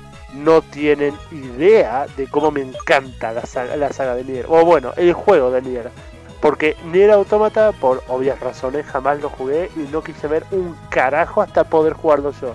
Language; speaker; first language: Spanish; native; Spanish